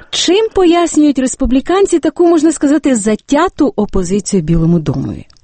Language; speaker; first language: Ukrainian; native; Ukrainian